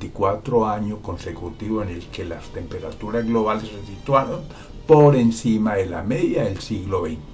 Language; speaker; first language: Spanish; native; Spanish